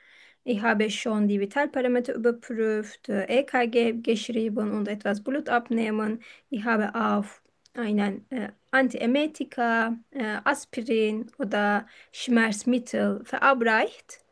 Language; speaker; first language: German; non-native, fluent; Turkish